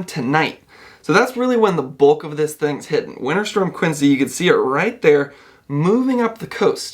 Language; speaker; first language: English; native; English